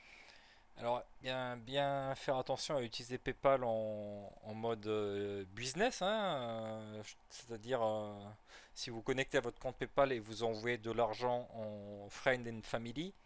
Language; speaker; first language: French; native; French